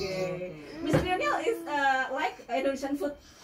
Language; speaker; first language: English; non-native, fluent; Indonesian